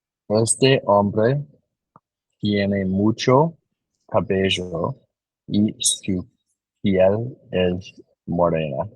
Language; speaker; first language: Spanish; non-native, learner; English